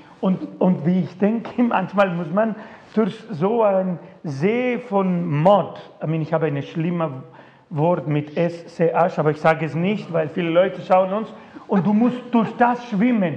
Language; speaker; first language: German; non-native, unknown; Spanish